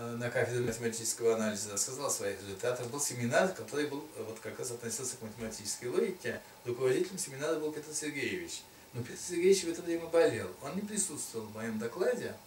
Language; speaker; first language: Russian; non-native, local second language; Tatar